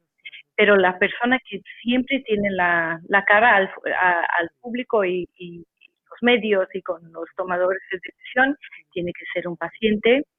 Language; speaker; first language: Spanish; non-native, fluent; English